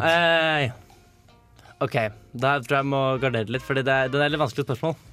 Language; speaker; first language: Norwegian; native; Norwegian